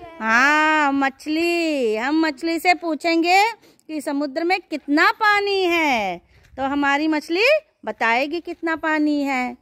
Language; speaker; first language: Hindi; native; Hindi